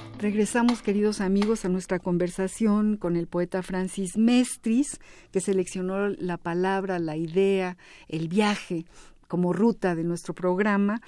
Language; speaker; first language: Spanish; native; Spanish